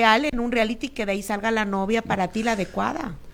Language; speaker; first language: Spanish; native; Spanish